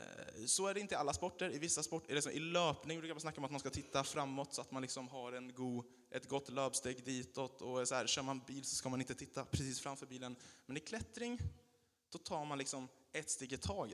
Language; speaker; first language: Swedish; native; Swedish